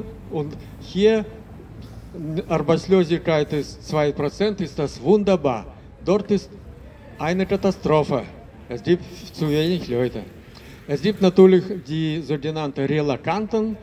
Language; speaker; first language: German; non-native, fluent; Russian